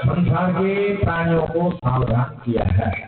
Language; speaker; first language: Hindi; native; Hindi